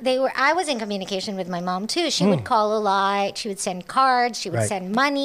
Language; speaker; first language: English; non-native, local second language; Cebuano